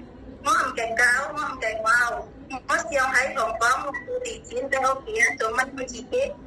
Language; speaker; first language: Cantonese; non-native, learner; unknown